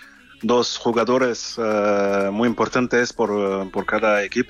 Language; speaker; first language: Spanish; non-native, learner; French